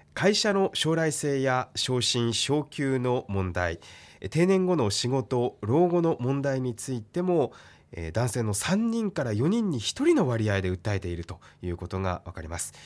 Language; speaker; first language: Japanese; native; Japanese